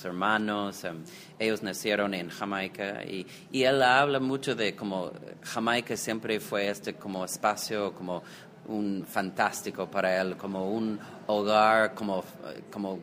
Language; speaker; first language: Spanish; non-native, fluent; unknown